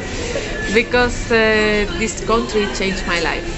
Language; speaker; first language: English; non-native, fluent; Spanish